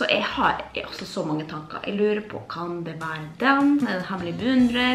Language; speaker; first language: Norwegian; native; Norwegian